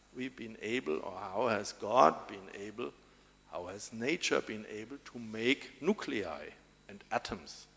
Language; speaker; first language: English; non-native, fluent; German